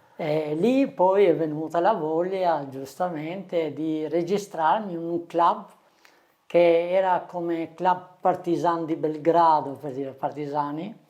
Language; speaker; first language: Italian; non-native, fluent; Albanian